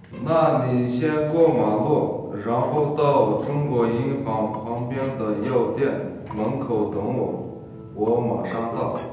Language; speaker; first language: Chinese; non-native, learner; Uyghur